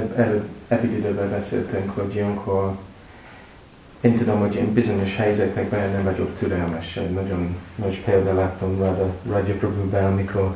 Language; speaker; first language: Hungarian; non-native, learner; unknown